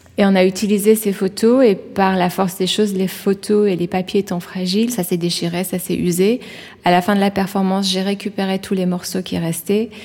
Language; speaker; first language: French; early bilingual, other home language; Persian